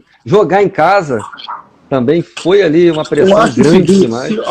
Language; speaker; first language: Portuguese; native; Portuguese